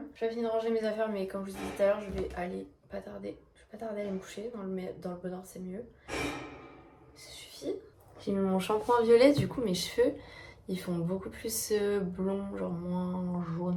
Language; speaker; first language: French; native; French